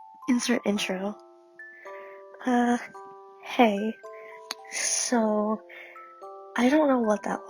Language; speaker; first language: English; native; English